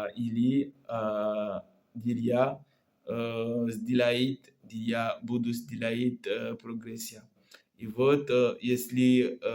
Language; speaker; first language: Russian; non-native, learner; Comorian